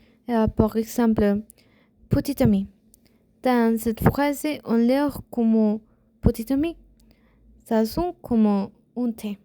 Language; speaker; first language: French; non-native, learner; Spanish